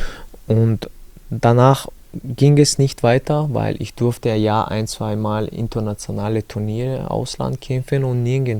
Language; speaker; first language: German; non-native, learner; Chechen